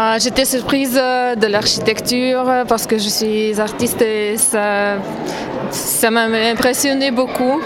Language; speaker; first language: French; non-native, learner; Romanian